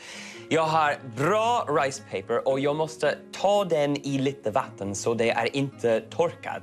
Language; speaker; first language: Swedish; non-native, learner; English